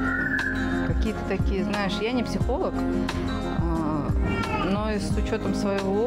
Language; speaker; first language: Russian; native; Russian